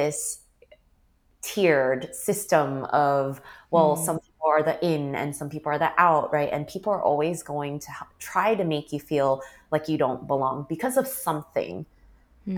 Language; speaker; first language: English; native; English